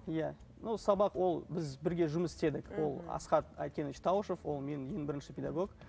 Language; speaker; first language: Kazakh; non-native, local second language; Russian